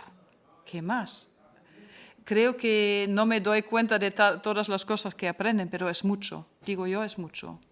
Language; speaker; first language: Spanish; non-native, fluent; German